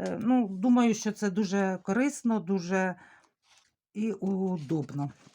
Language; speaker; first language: Ukrainian; native; Ukrainian